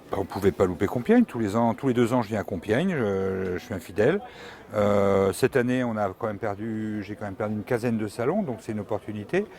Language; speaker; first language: French; native; French